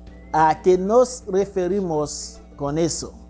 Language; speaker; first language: Spanish; non-native, fluent; Haitian Creole